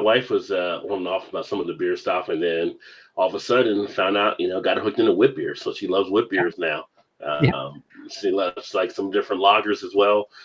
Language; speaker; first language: English; native; English